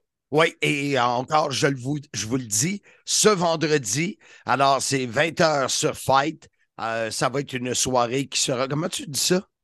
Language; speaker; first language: French; native; French